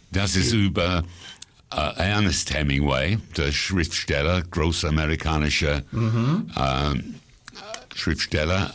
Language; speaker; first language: German; non-native, fluent; English